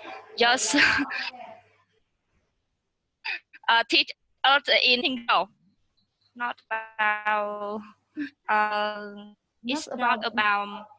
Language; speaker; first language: English; non-native, learner; Vietnamese